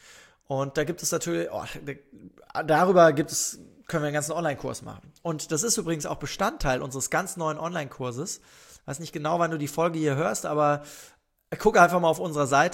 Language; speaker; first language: German; native; German